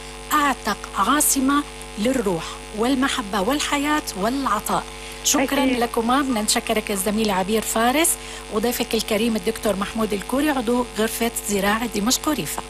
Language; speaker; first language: Arabic; native; Arabic